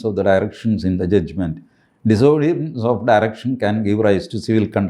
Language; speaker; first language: English; non-native, local second language; Malayalam